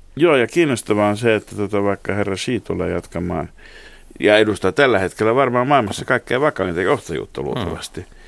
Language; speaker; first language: Finnish; native; Finnish